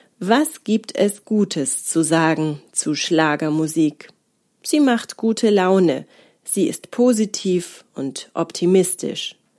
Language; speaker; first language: German; native; German